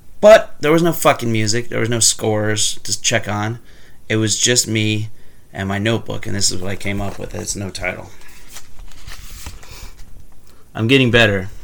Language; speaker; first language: English; native; English